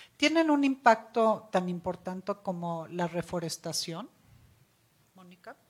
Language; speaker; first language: Spanish; native; Spanish